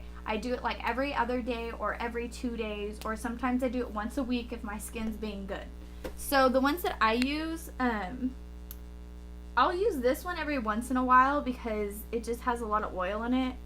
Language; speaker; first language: English; native; English